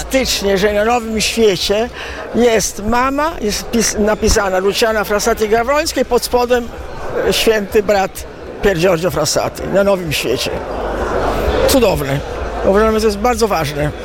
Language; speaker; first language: Polish; early bilingual, heritage; Italian